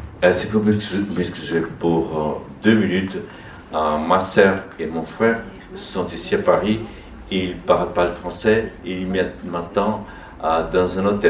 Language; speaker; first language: French; non-native, fluent; Portuguese